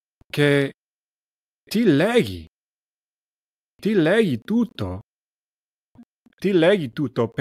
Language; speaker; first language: Greek; non-native, learner; English